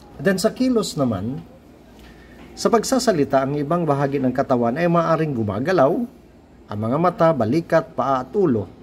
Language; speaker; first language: Filipino; non-native, local second language; Cebuano